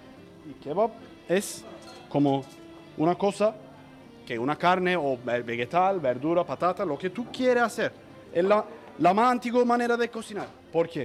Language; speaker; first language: Spanish; non-native, learner; Turkish